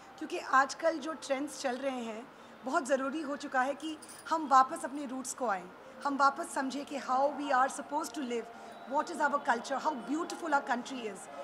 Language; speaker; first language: Hindi; native; Hindi